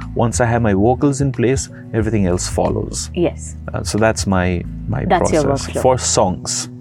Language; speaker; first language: English; non-native, local second language; Gujarati